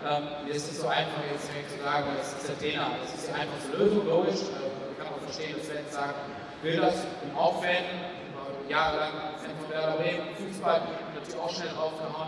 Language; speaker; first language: German; native; German